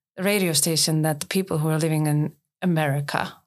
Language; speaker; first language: English; non-native, fluent; Icelandic